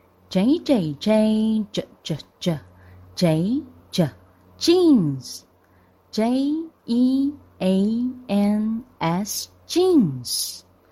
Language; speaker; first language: English; non-native, fluent; Chinese